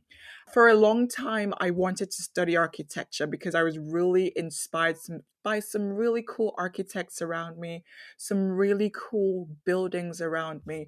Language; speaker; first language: English; non-native, local second language; Yoruba